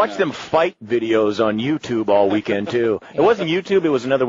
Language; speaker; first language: English; native; English